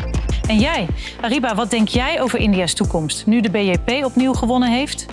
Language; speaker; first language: Dutch; native; Dutch